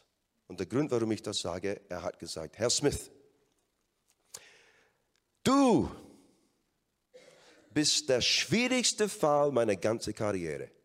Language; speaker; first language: German; non-native, fluent; English